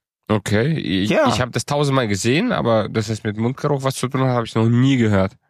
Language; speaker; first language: German; early bilingual, other home language; Romanian